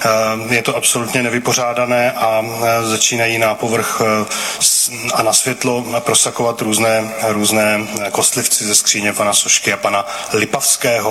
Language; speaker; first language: Czech; native; Czech